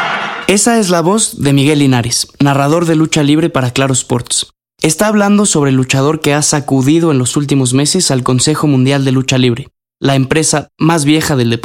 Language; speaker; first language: Spanish; native; Spanish